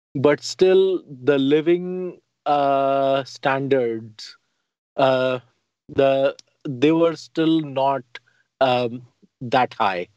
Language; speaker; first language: English; non-native, local second language; Hindi